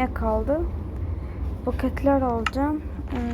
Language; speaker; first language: Turkish; early bilingual, other home language; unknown